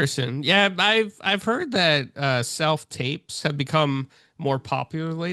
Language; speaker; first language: English; native; English